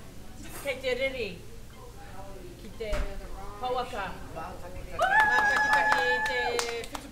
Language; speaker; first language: Māori; non-native, learner; English